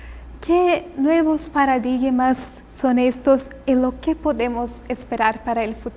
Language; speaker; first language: Spanish; non-native, fluent; Portuguese